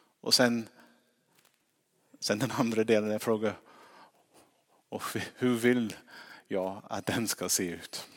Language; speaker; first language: Swedish; non-native, fluent; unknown